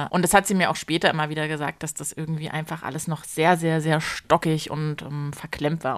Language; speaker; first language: German; native; German